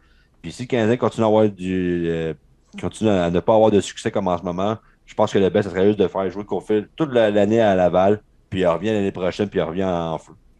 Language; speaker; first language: French; native; French